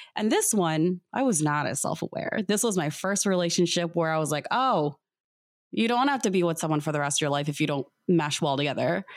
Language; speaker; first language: English; early bilingual, other home language; Filipino